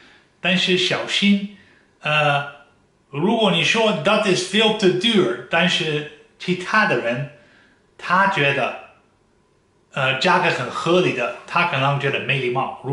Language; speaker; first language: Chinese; non-native, fluent; Dutch